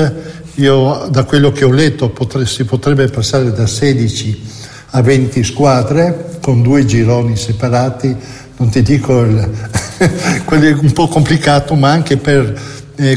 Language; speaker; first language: Italian; native; Italian